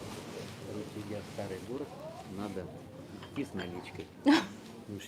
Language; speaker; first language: Russian; native; Russian